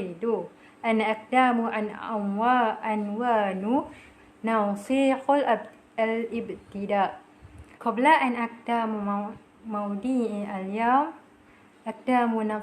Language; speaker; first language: Arabic; non-native, learner; Malay